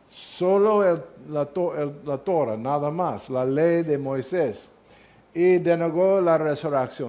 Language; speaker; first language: Spanish; non-native, learner; English